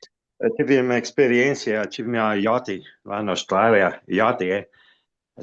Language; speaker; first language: Portuguese; non-native, fluent; English